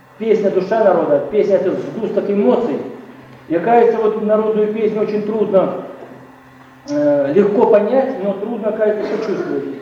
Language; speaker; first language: Russian; native; Russian